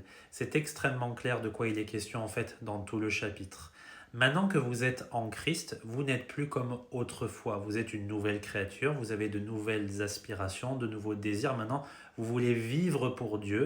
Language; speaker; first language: French; native; French